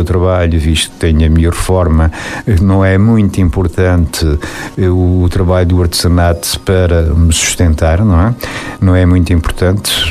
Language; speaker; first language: Portuguese; native; Portuguese